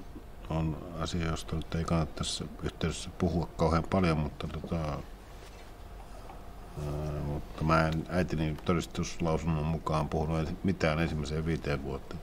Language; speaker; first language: Finnish; native; Finnish